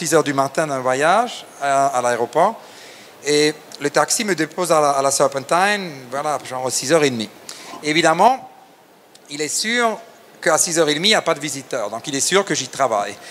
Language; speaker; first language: French; native; French